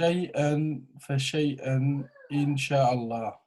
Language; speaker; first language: Arabic; non-native, learner; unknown